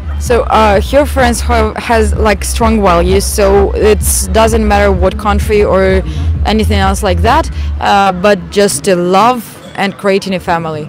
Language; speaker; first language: English; non-native, fluent; Ukrainian